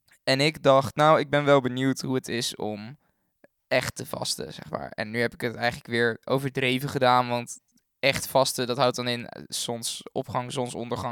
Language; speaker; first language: Dutch; native; Dutch